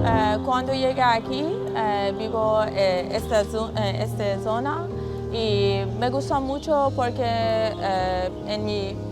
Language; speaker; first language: Spanish; non-native, learner; Persian